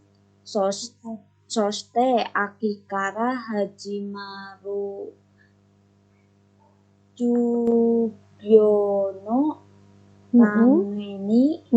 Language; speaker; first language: Japanese; non-native, learner; Indonesian